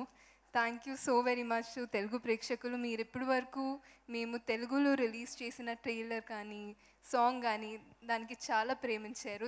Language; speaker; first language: Telugu; non-native, fluent; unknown